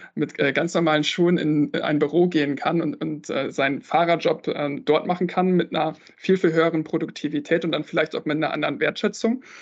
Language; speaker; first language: German; native; German